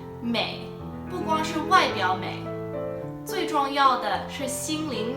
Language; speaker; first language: Chinese; early bilingual, heritage; Chinese